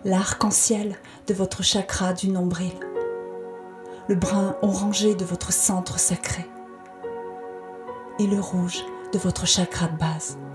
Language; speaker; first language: French; native; French